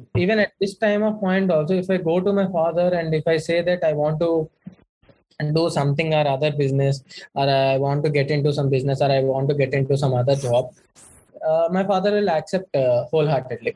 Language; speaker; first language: English; non-native, local second language; Telugu